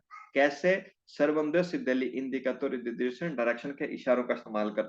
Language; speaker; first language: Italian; non-native, fluent; Urdu